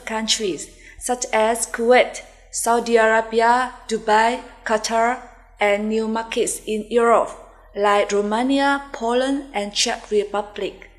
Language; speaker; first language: English; non-native, fluent; Vietnamese